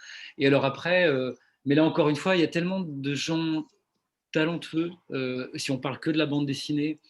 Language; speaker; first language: French; native; French